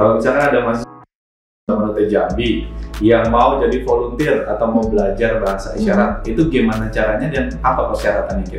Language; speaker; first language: Indonesian; native; Indonesian